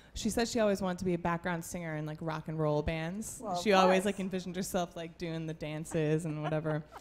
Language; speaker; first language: English; native; English